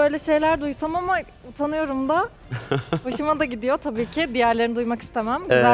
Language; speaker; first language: Turkish; native; Turkish